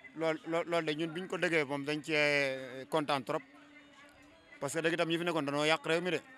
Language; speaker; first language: Wolof; native; Wolof